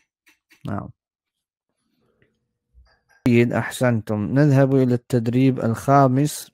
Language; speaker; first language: Arabic; non-native, fluent; German